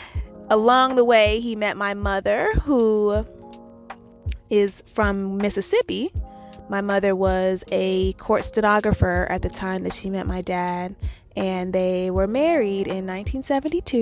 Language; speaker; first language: English; native; English